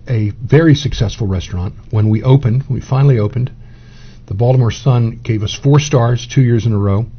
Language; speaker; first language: English; native; English